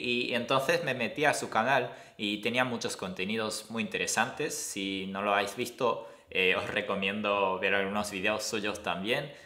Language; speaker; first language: Spanish; non-native, fluent; Japanese